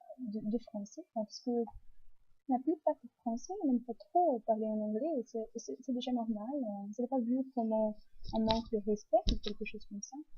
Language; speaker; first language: French; non-native, fluent; Portuguese